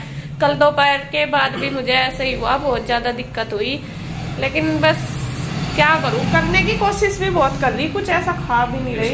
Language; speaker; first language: Hindi; native; Hindi